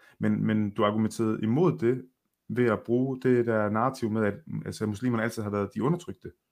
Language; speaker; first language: Danish; native; Danish